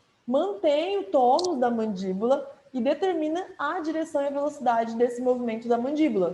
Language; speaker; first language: Portuguese; native; Portuguese